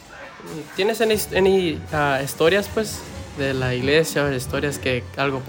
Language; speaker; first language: Spanish; early bilingual, heritage; Spanish